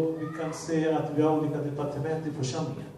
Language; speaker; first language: Swedish; non-native, fluent; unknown